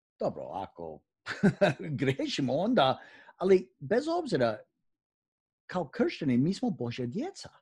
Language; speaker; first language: Croatian; early bilingual, heritage; Croatian